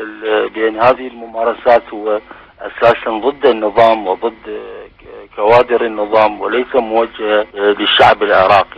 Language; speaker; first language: Arabic; native; Arabic